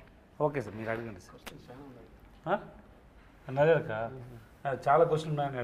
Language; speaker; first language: Telugu; non-native, learner; Tamil